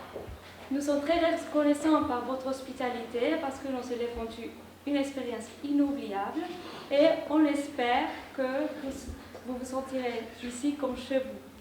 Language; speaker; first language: French; non-native, fluent; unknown